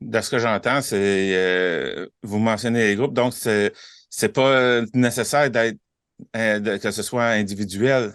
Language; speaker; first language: French; native; French